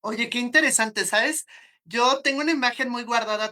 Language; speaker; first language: Spanish; native; Spanish